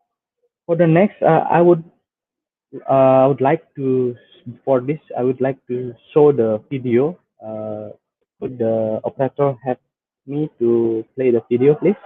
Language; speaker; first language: English; non-native, fluent; Indonesian